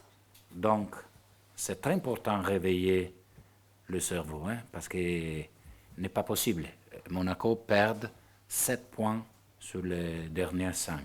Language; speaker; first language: French; non-native, learner; Italian